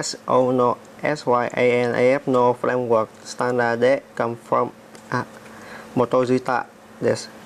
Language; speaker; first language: Japanese; non-native, learner; Vietnamese